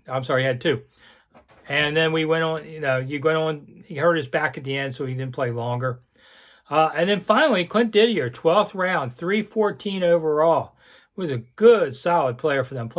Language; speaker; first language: English; native; English